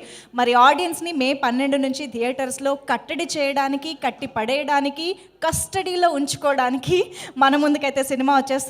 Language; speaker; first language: Telugu; native; Telugu